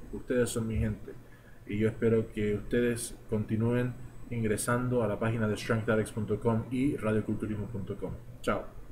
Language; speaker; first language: Spanish; early bilingual, heritage; Spanish